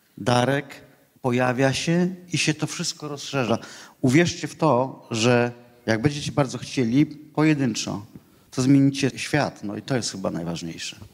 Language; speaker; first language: Polish; native; Polish